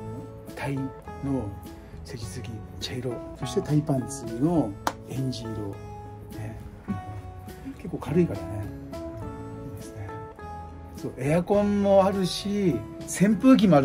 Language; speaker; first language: Japanese; native; Japanese